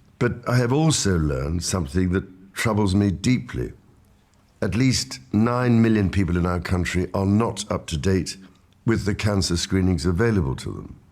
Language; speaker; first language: English; native; English